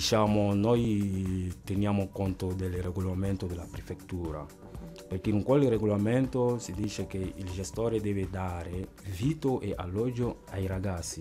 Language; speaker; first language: Italian; non-native, fluent; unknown